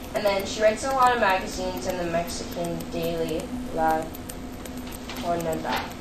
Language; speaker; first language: English; native; English